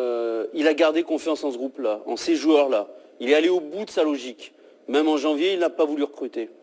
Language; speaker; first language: French; native; French